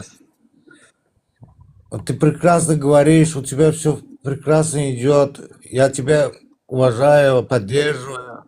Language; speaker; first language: Russian; non-native, fluent; Turkmen